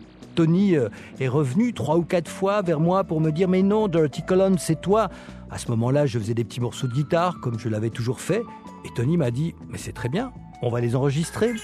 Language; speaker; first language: French; native; French